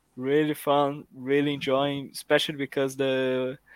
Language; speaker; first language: English; non-native, fluent; Portuguese